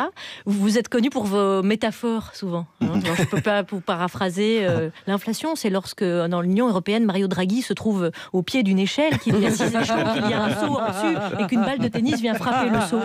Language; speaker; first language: French; native; French